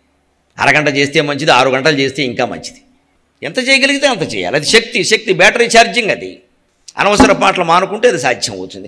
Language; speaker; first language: Telugu; native; Telugu